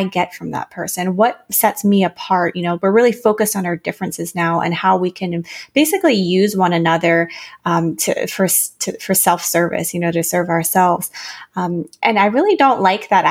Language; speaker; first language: English; native; English